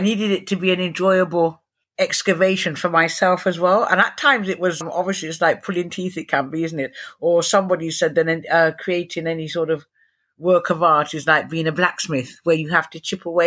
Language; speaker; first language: English; native; English